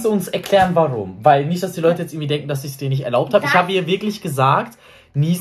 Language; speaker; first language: German; native; German